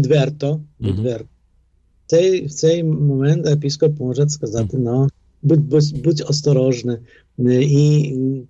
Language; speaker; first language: Polish; non-native, fluent; Ukrainian